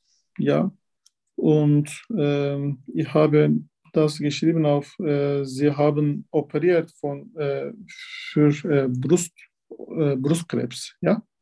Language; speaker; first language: German; non-native, learner; Turkish